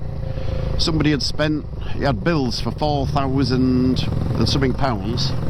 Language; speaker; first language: English; native; English